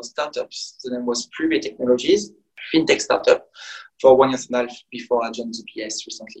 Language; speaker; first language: English; non-native, fluent; French